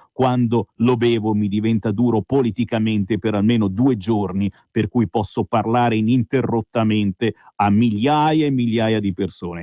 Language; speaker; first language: Italian; native; Italian